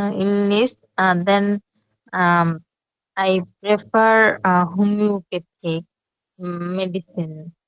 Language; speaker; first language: English; non-native, learner; Bangla